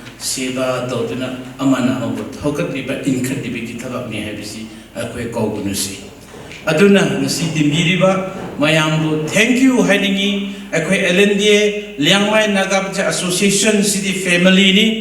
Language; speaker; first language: Manipuri; non-native, local second language; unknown